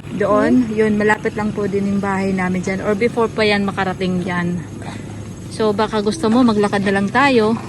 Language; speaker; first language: Filipino; non-native, local second language; Waray